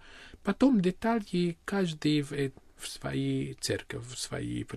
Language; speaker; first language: Russian; non-native, learner; Armenian